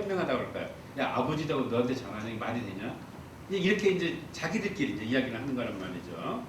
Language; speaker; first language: Korean; native; Korean